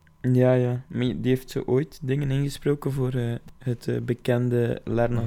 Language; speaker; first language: Dutch; native; Dutch